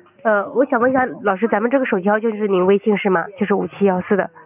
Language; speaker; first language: Chinese; native; Chinese